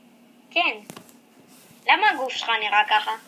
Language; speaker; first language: Hebrew; native; Hebrew